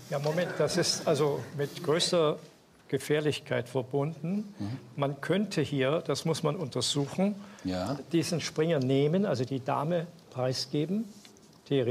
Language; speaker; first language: German; native; German